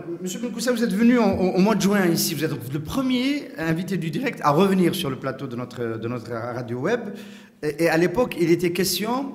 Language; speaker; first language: French; non-native, local second language; Arabic